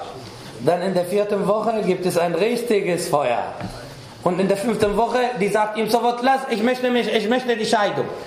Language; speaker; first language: German; non-native, fluent; Arabic